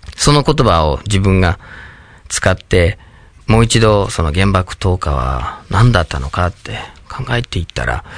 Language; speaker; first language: Japanese; non-native, fluent; English